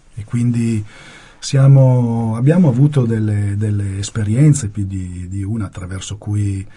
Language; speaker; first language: Italian; native; Italian